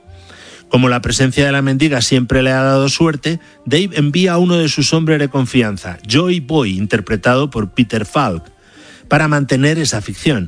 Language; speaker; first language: Spanish; native; Spanish